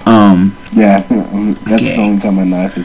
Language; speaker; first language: English; native; English